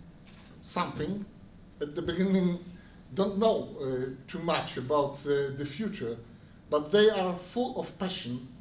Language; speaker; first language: English; non-native, learner; Polish